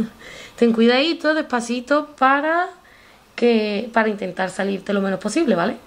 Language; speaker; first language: Spanish; native; Spanish